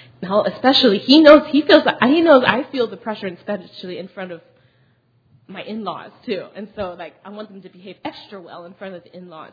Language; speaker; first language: English; early bilingual, other home language; Chinese